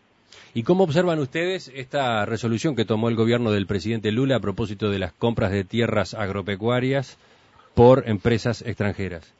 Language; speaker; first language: Spanish; native; Spanish